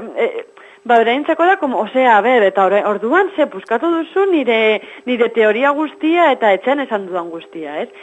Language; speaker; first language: Basque; non-native, local second language; Spanish